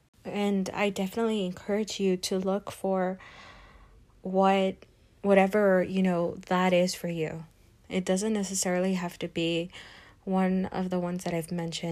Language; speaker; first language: English; early bilingual, other home language; Spanish